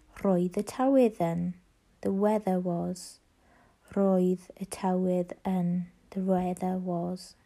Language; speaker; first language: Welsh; non-native, learner; English